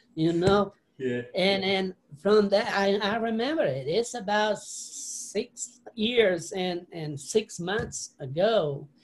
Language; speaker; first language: English; non-native, learner; Portuguese